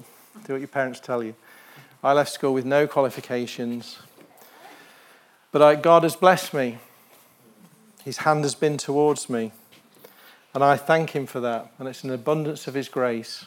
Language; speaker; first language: English; native; English